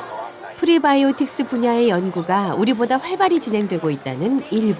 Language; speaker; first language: Korean; native; Korean